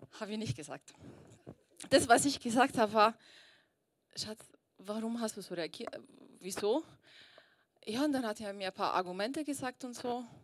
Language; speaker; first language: German; early bilingual, other home language; Italian